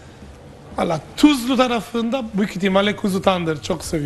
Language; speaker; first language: Turkish; non-native, fluent; Italian